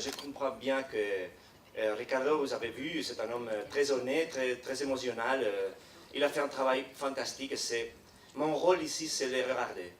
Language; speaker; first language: French; non-native, learner; Spanish